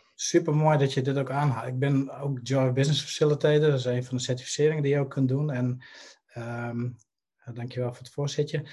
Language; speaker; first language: Dutch; native; Dutch